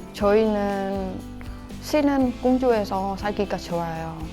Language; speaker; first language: Korean; non-native, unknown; Khmer